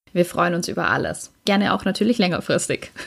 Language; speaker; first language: German; native; German